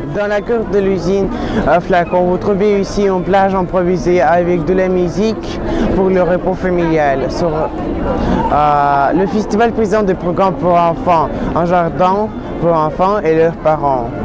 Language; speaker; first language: French; non-native, learner; Russian